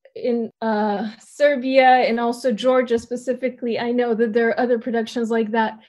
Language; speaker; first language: English; early bilingual, other home language; Turkish